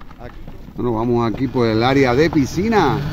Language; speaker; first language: Spanish; native; Spanish